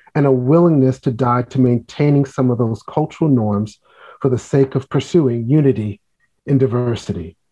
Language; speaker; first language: English; native; English